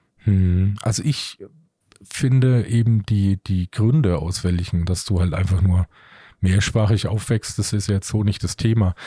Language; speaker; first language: German; native; German